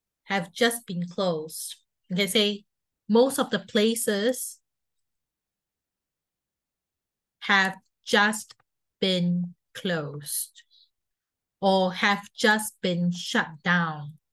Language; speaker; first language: English; non-native, local second language; Chinese